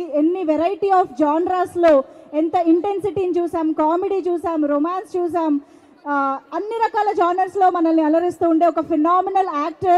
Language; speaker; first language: Telugu; native; Telugu